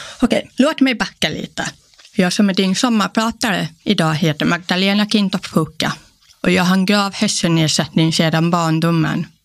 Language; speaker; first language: Swedish; early bilingual, other home language; Polish